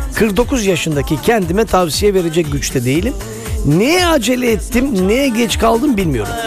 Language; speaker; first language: Turkish; native; Turkish